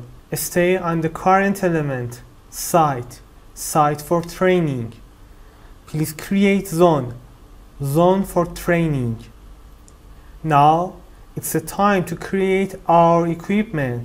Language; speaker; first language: English; non-native, fluent; Persian